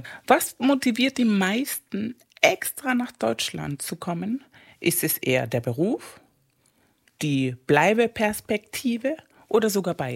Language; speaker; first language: German; non-native, fluent; Spanish